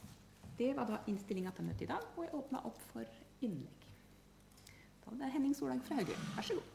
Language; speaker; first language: Norwegian; native; Norwegian